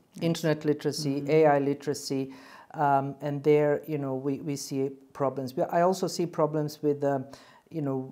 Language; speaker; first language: English; non-native, fluent; Bosnian